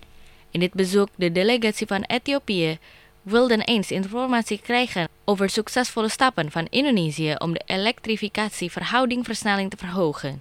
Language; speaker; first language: Dutch; non-native, fluent; Indonesian